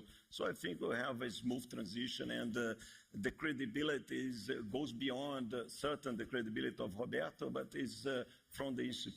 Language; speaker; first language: English; non-native, fluent; Portuguese